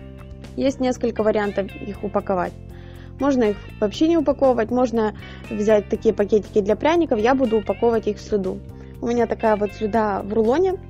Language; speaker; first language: Russian; native; Russian